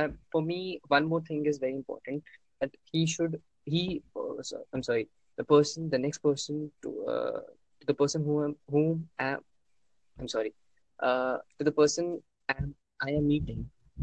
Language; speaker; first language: English; non-native, local second language; Hindi